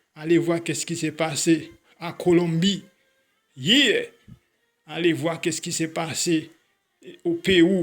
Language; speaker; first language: French; non-native, local second language; Haitian Creole